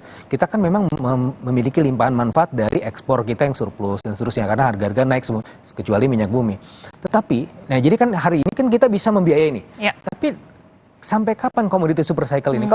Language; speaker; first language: Indonesian; native; Indonesian